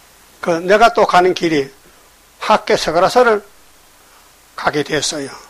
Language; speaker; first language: Korean; native; Korean